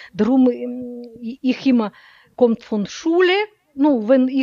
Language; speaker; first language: German; non-native, learner; Russian